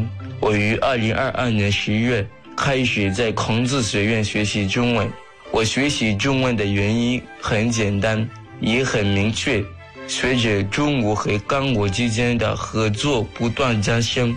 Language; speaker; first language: Chinese; non-native, fluent; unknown